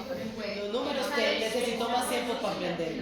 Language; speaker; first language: Spanish; native; Spanish